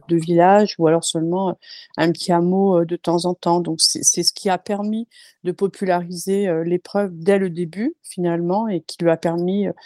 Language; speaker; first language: French; native; French